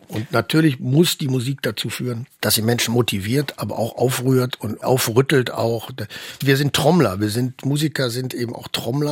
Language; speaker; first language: German; native; German